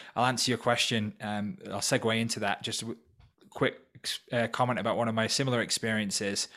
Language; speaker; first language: English; native; English